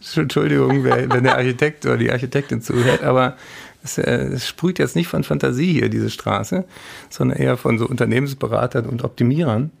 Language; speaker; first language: German; native; German